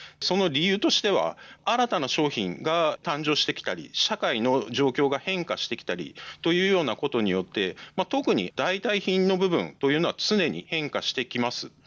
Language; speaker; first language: Japanese; native; Japanese